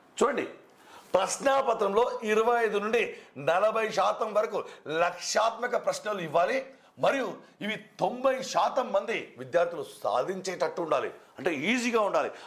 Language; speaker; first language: Telugu; non-native, local second language; Kannada